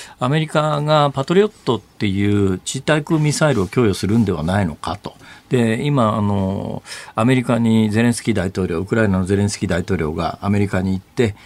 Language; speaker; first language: Japanese; native; Japanese